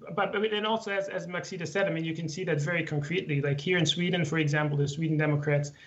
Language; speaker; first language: English; non-native, fluent; German